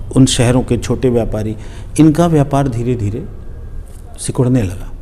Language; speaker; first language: Hindi; native; Hindi